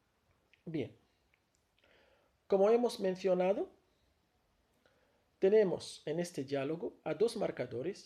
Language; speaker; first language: Spanish; non-native, fluent; Arabic